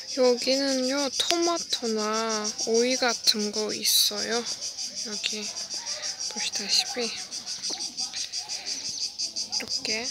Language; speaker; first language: Korean; non-native, learner; Azerbaijani